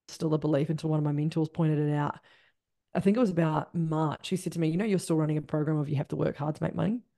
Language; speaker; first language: English; native; English